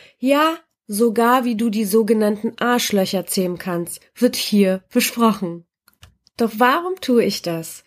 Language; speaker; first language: German; early bilingual, other home language; Polish